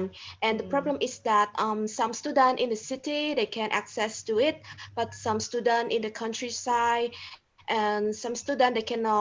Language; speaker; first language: English; non-native, learner; Khmer